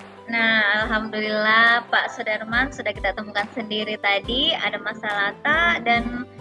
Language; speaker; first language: Indonesian; non-native, local second language; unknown